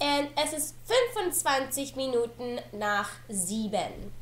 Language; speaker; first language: German; non-native, learner; English